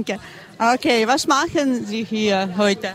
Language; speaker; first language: German; non-native, learner; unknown